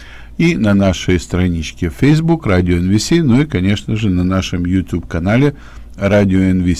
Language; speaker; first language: Russian; native; Russian